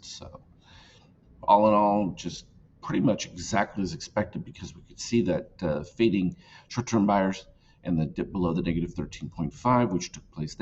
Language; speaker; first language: English; native; English